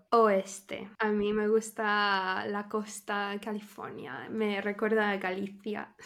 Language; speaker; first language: Spanish; non-native, fluent; English